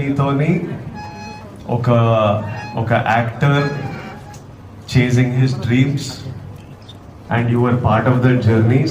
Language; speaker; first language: Telugu; native; Telugu